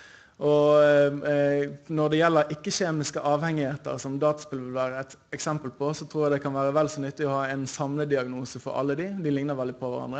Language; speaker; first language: Norwegian; native; Norwegian